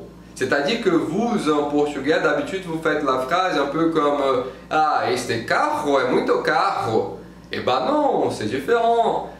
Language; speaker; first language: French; non-native, fluent; Portuguese